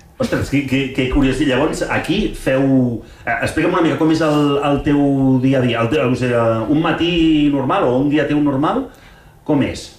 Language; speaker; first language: Catalan; native; Catalan